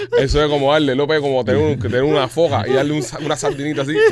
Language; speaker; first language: Spanish; native; Spanish